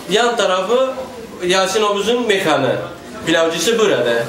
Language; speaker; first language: Turkish; non-native, fluent; Turkmen